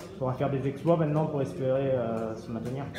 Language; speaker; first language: French; native; French